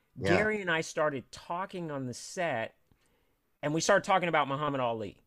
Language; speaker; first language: English; native; English